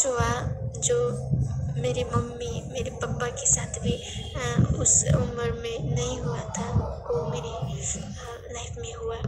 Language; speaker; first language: Hindi; non-native, learner; Nepali